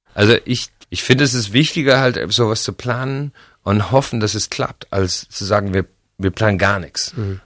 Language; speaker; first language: German; non-native, fluent; English